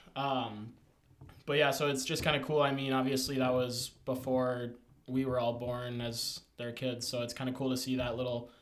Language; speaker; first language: English; native; English